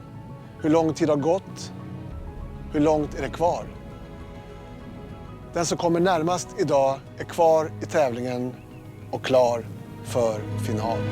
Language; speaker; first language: Swedish; native; Swedish